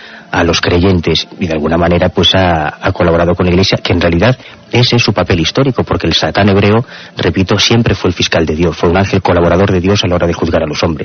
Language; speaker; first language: Spanish; native; Spanish